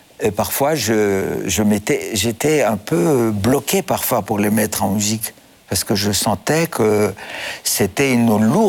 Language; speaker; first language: French; non-native, fluent; Greek